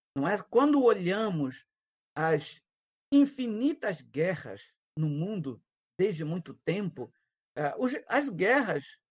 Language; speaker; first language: Portuguese; non-native, local second language; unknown